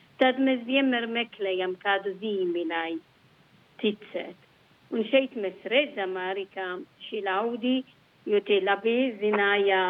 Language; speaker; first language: Latvian; non-native, learner; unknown